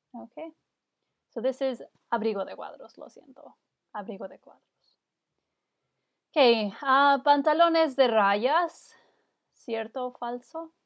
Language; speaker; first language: Spanish; non-native, fluent; English